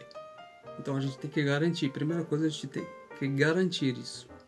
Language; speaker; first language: Portuguese; non-native, fluent; Arabic